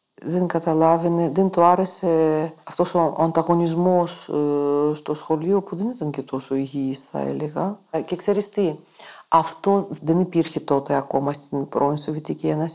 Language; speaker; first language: Greek; non-native, fluent; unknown